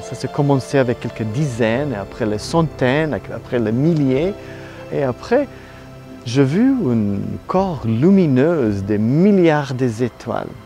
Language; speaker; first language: French; non-native, learner; Italian